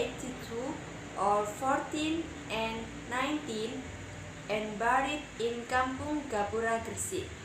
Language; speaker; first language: English; non-native, learner; Indonesian